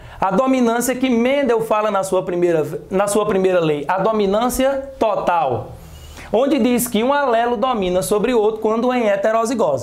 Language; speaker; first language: Portuguese; native; Portuguese